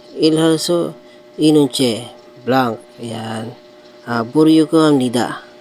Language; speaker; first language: Korean; non-native, learner; Filipino